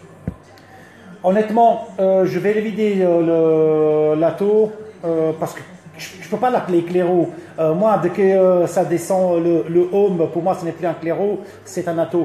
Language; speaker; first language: French; early bilingual, other home language; Italian